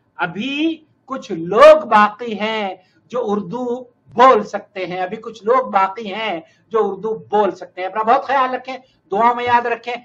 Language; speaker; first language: Urdu; native; Urdu